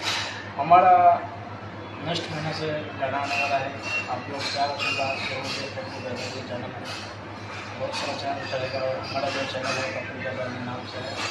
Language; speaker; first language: Hindi; non-native, local second language; Maithili